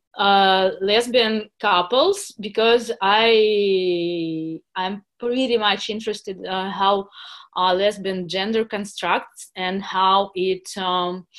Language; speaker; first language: English; non-native, fluent; Russian